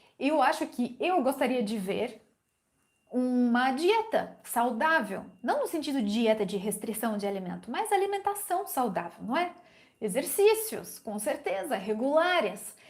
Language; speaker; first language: Portuguese; non-native, fluent; Ukrainian